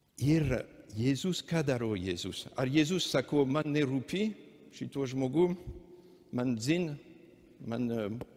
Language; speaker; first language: Lithuanian; non-native, fluent; French